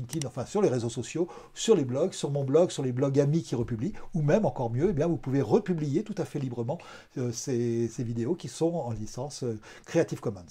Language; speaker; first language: French; native; French